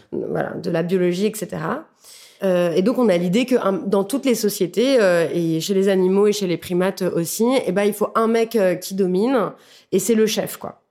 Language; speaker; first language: French; native; French